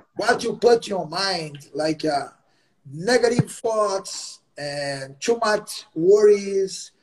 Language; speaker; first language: English; non-native, learner; Portuguese